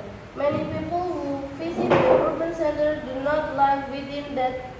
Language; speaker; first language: English; non-native, learner; Indonesian